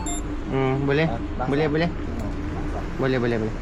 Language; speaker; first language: Malay; native; Malay